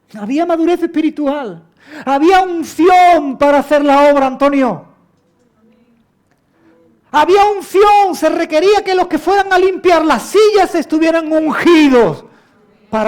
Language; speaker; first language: Spanish; native; Spanish